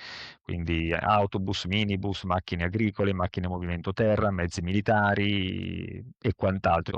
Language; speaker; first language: Italian; native; Italian